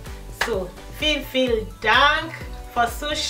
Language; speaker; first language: German; non-native, learner; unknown